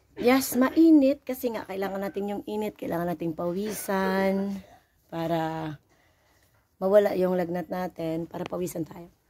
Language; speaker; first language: Filipino; non-native, local second language; Cebuano